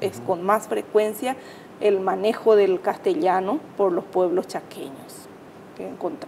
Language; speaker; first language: Spanish; native; Spanish